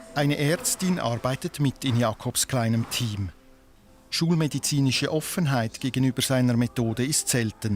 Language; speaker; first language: German; native; German